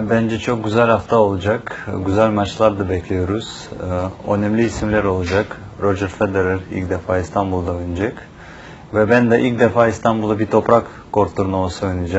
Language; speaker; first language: Turkish; non-native, fluent; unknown